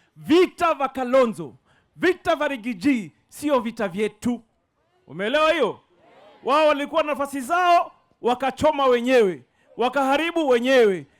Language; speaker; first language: Swahili; native; Swahili